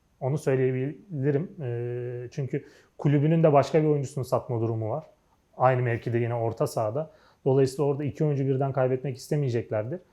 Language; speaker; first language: Turkish; native; Turkish